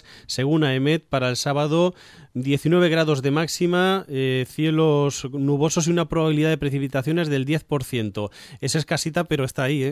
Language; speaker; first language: Spanish; native; Spanish